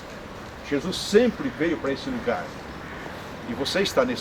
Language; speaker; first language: Portuguese; native; Portuguese